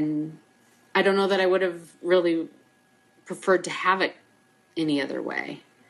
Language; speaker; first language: English; native; English